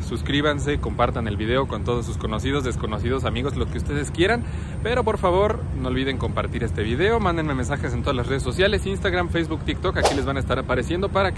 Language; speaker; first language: Spanish; native; Spanish